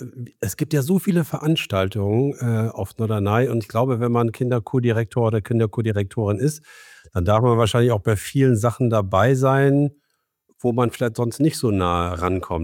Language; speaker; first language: German; native; German